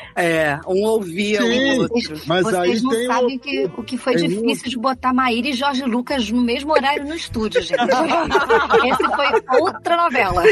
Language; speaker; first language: Portuguese; native; Portuguese